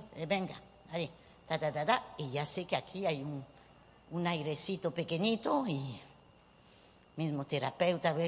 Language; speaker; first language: Spanish; early bilingual, heritage; Spanish